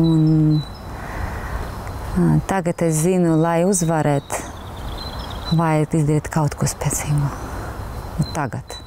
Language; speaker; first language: Latvian; non-native, local second language; Russian